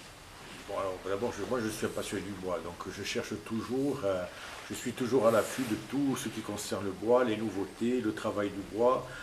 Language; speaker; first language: French; native; French